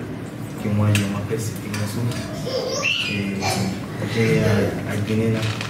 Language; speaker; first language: French; non-native, learner; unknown